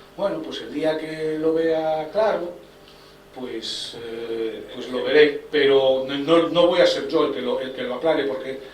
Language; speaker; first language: Spanish; non-native, local second language; Galician